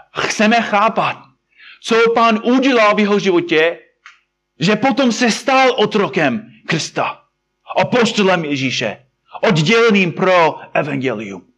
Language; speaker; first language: Czech; non-native, fluent; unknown